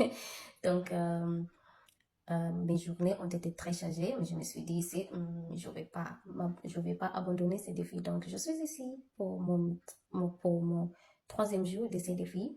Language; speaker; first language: French; non-native, learner; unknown